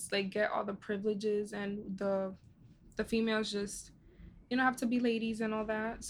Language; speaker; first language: English; native; English